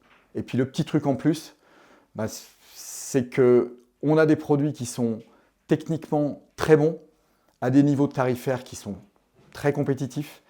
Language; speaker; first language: French; native; French